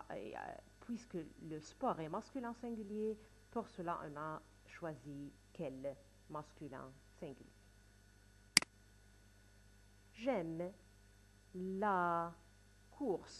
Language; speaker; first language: French; non-native, fluent; Arabic